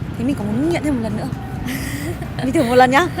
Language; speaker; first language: Vietnamese; native; Vietnamese